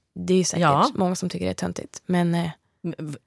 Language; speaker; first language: Swedish; native; Swedish